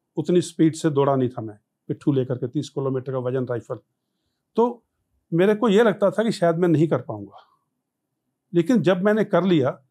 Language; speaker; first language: Hindi; non-native, local second language; Punjabi